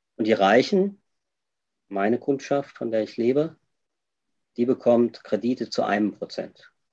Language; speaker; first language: German; native; German